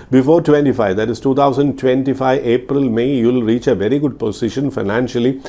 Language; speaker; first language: English; non-native, local second language; Malayalam